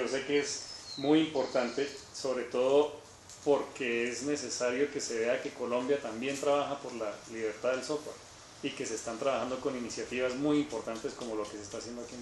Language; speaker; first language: Spanish; native; Spanish